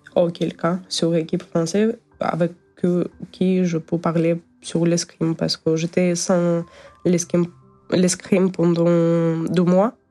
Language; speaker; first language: French; non-native, learner; Ukrainian